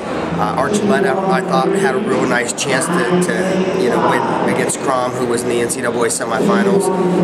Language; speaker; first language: English; native; English